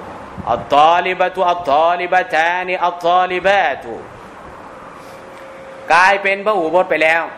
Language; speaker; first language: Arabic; non-native, fluent; Thai